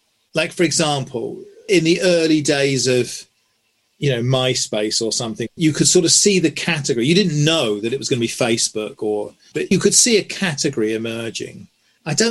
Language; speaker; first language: English; native; English